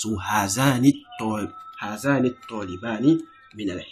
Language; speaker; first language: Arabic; non-native, fluent; English